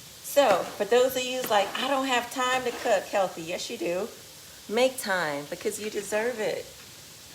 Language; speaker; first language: English; native; English